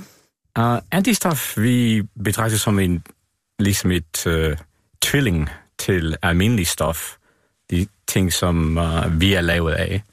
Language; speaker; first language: Danish; non-native, fluent; English